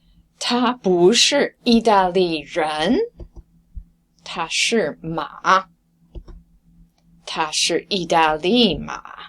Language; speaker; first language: Chinese; non-native, fluent; English